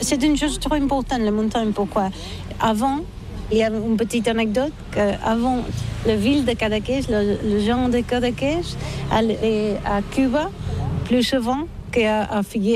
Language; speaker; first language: French; non-native, learner; Catalan